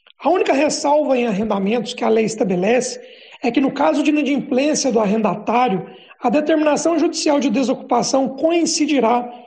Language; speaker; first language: Portuguese; native; Portuguese